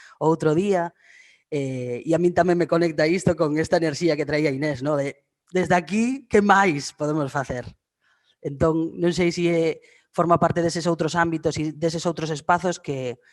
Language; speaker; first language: Galician; non-native, local second language; Spanish